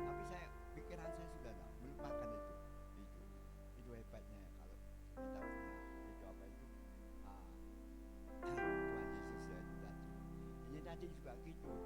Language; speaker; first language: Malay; non-native, local second language; Javanese